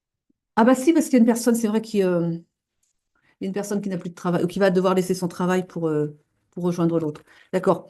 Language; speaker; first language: French; native; French